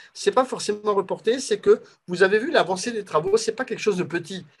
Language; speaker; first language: French; native; French